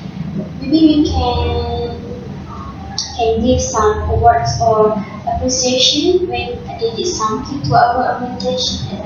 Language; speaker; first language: English; non-native, learner; Malay